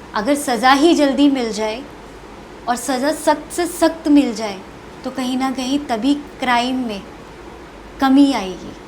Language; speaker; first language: Hindi; native; Hindi